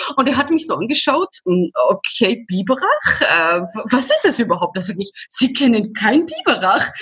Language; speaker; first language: German; non-native, fluent; Georgian